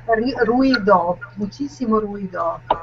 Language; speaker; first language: Spanish; non-native, learner; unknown